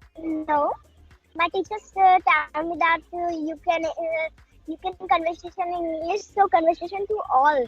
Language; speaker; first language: English; non-native, learner; Hindi